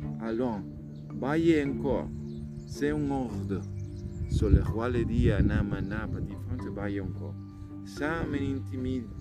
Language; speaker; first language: French; non-native, learner; Spanish